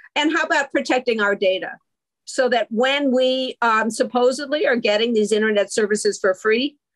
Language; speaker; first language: English; native; English